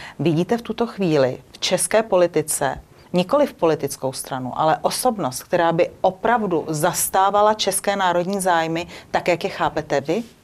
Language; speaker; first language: Czech; native; Czech